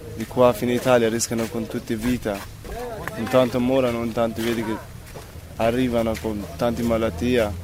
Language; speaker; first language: Italian; non-native, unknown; Persian